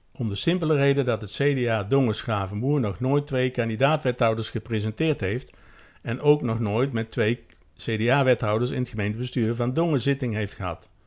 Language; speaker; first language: Dutch; native; Dutch